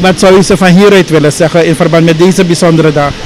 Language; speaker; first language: Dutch; native; Dutch